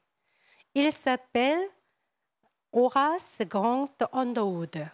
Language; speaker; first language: French; non-native, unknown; Korean